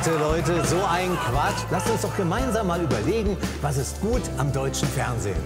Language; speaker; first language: German; native; German